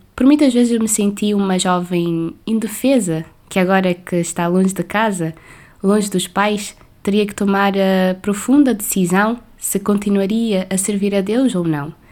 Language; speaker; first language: Portuguese; non-native, local second language; Kabuverdianu